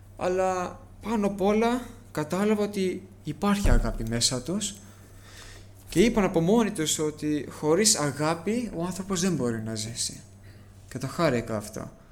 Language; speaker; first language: Greek; early bilingual, heritage; Greek